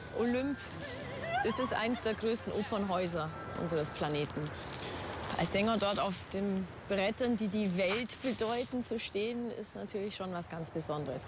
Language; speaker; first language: German; native; German